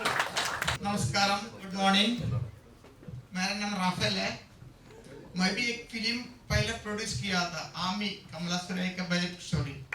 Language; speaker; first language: Hindi; non-native, local second language; Malayalam